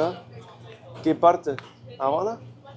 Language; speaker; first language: Spanish; non-native, fluent; German